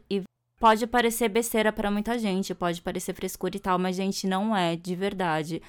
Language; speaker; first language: Portuguese; native; Portuguese